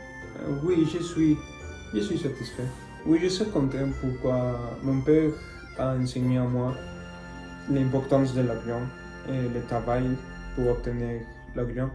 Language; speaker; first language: French; non-native, learner; Spanish